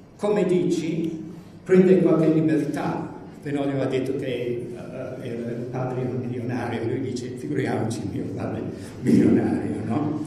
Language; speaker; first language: Italian; non-native, fluent; English